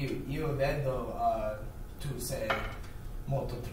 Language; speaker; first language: Italian; non-native, learner; English